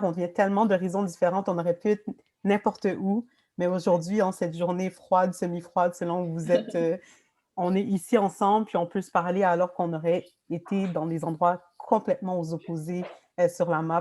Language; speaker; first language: French; native; French